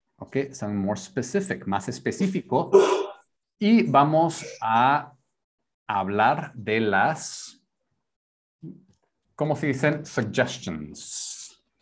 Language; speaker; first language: Spanish; native; Spanish